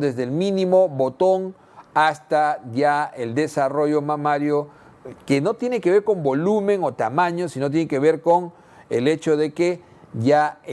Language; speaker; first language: Spanish; native; Spanish